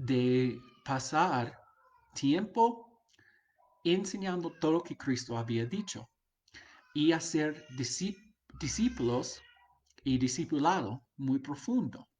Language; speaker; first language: Spanish; non-native, fluent; English